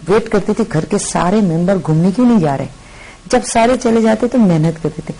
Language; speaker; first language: Hindi; non-native, local second language; Bangla